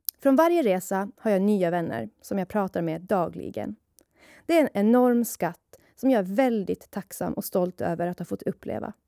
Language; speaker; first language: Swedish; early bilingual, other home language; Persian